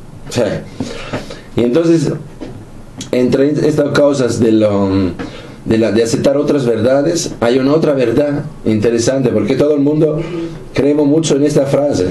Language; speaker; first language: Spanish; non-native, fluent; Italian